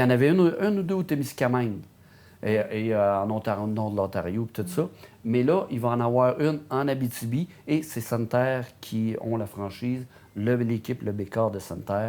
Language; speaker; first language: French; native; French